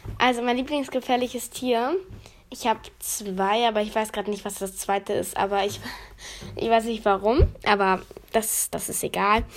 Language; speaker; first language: German; native; German